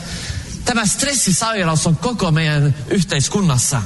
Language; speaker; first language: Finnish; early bilingual, heritage; Finnish